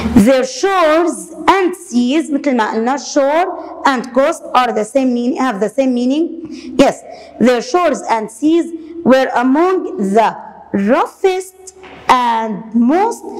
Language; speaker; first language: English; non-native, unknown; Arabic